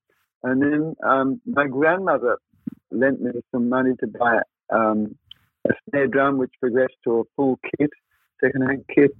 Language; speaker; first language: English; native; English